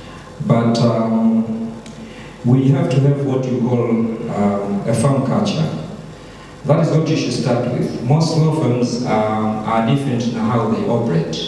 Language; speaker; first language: English; non-native, local second language; Swahili